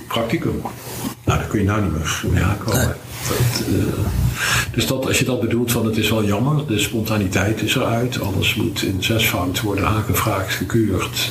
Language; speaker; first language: Dutch; native; Dutch